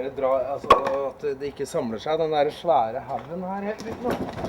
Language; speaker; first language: Norwegian; native; Norwegian